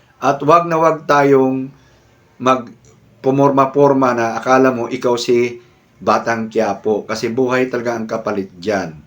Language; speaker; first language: Filipino; native; Filipino